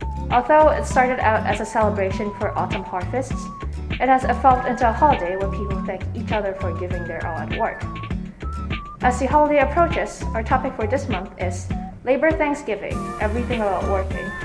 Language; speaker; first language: English; native; English